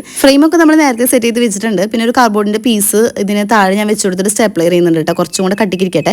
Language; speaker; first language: Malayalam; native; Malayalam